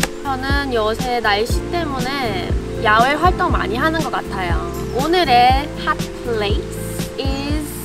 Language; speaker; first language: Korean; non-native, fluent; English